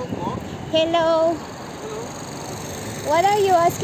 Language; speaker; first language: English; non-native, learner; Spanish